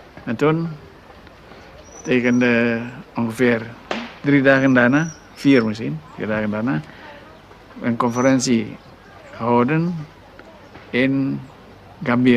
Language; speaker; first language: Dutch; non-native, local second language; Minangkabau